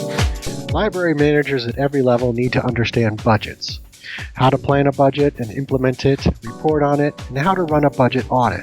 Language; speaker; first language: English; native; English